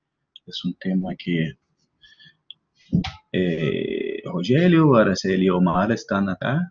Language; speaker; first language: Spanish; non-native, learner; Portuguese